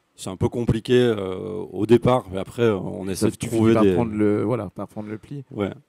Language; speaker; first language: French; native; French